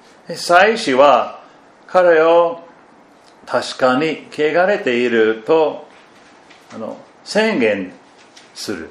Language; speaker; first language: Japanese; non-native, fluent; German